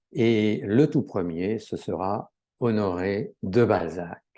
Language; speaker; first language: French; native; French